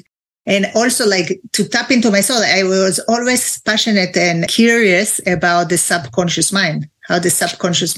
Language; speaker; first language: English; non-native, fluent; Hebrew